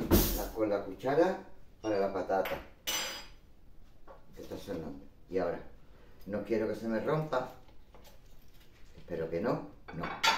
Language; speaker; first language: Spanish; native; Spanish